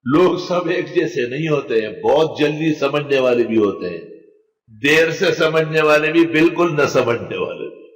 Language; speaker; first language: Urdu; non-native, local second language; Pashto